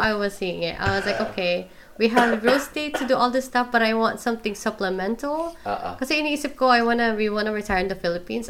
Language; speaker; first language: English; non-native, local second language; Filipino